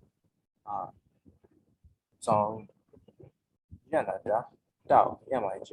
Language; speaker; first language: Chinese; non-native, learner; English